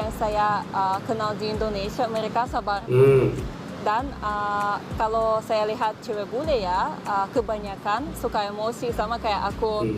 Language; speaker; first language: Indonesian; non-native, fluent; Russian